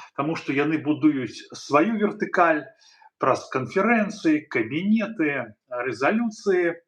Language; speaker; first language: Belarusian; non-native, local second language; Russian